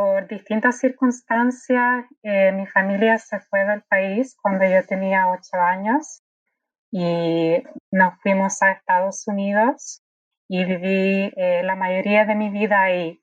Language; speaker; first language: Spanish; non-native, fluent; Ukrainian